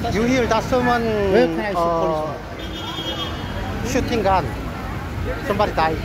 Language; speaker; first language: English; non-native, learner; Korean